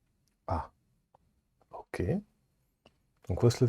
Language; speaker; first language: French; native; French